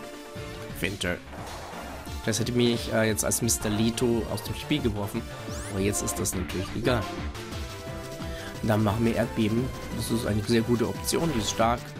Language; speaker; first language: German; native; German